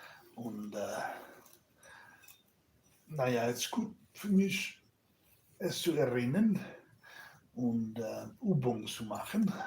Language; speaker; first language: German; non-native, learner; Spanish